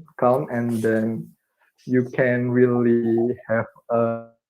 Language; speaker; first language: English; non-native, learner; Indonesian